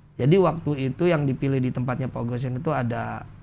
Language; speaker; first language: Indonesian; native; Indonesian